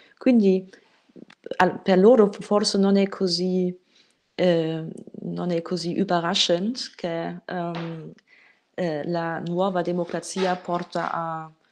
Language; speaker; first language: Italian; non-native, fluent; German